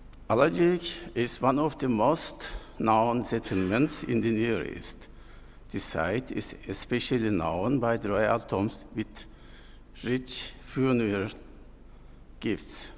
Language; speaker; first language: English; non-native, fluent; Turkish